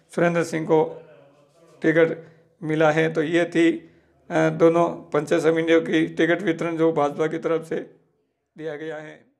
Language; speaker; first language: Hindi; native; Hindi